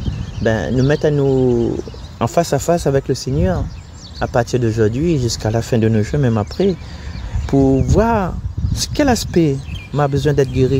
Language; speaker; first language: French; non-native, local second language; Réunion Creole French